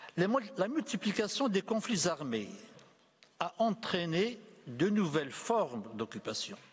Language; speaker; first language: French; non-native, local second language; Arabic